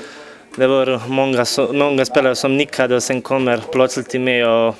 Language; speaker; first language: Swedish; non-native, fluent; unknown